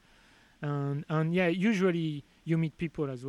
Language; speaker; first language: English; non-native, fluent; French